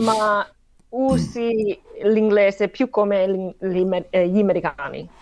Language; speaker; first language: Italian; non-native, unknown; English